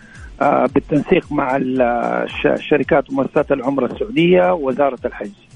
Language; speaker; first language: Arabic; native; Arabic